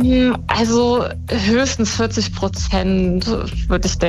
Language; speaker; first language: German; native; German